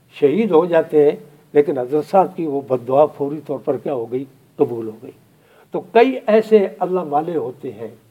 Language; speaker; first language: Urdu; non-native, local second language; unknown